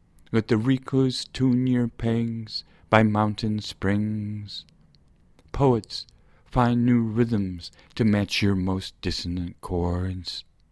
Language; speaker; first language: English; native; English